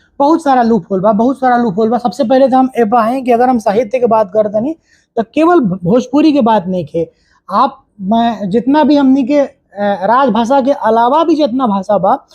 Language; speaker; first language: Bhojpuri; non-native, local second language; Hindi